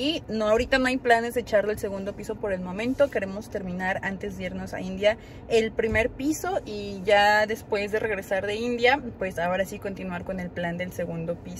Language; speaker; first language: Spanish; native; Spanish